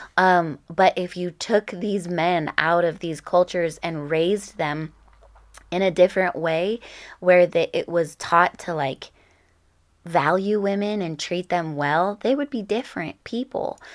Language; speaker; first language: English; native; English